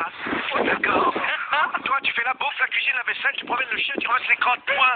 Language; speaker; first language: French; native; French